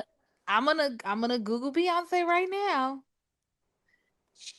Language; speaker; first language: English; native; English